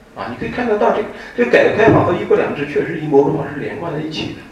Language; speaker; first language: Chinese; native; Chinese